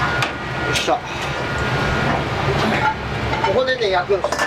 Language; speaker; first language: Japanese; native; Japanese